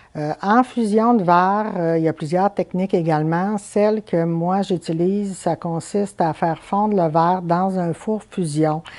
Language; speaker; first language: French; native; French